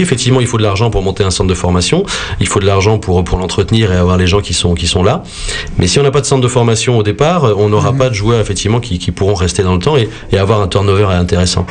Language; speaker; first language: French; native; French